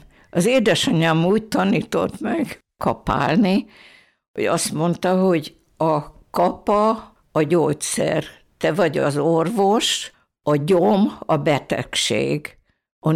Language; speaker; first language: Hungarian; native; Hungarian